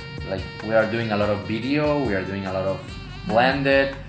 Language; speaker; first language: English; non-native, fluent; Spanish